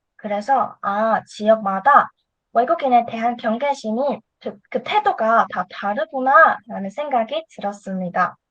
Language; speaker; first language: Korean; non-native, fluent; Chinese